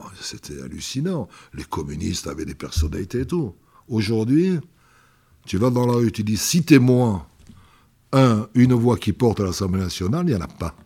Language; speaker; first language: French; native; French